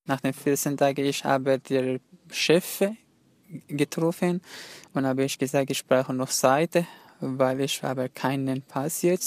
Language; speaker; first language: German; non-native, learner; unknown